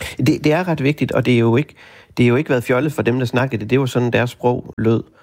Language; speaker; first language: Danish; native; Danish